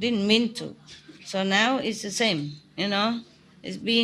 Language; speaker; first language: English; non-native, fluent; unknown